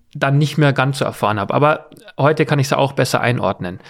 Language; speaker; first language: German; native; German